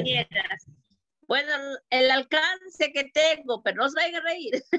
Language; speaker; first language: Spanish; native; Spanish